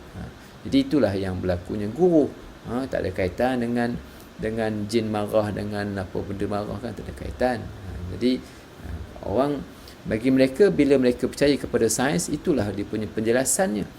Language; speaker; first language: Malay; native; Malay